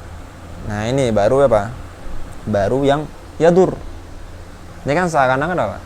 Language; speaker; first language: Indonesian; native; Indonesian